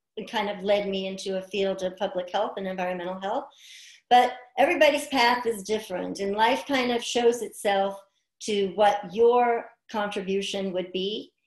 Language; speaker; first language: English; native; English